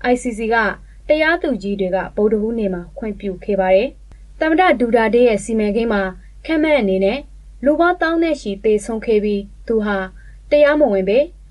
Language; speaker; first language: Burmese; native; Burmese